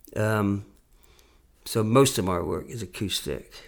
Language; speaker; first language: English; native; English